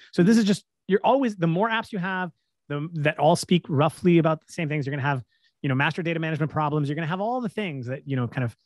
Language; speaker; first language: English; native; English